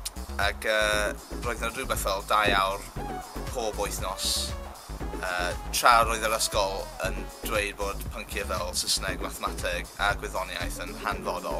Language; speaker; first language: Welsh; non-native, local second language; English